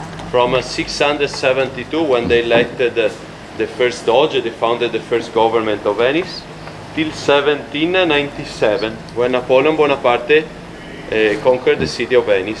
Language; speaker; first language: English; non-native, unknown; Italian